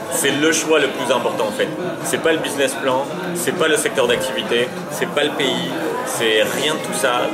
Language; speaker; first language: French; early bilingual, other home language; Arabic